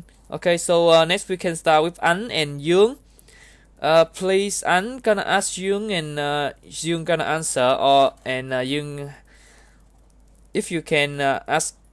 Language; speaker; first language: English; non-native, learner; Vietnamese